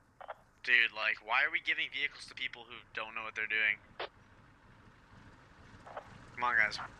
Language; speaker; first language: English; native; English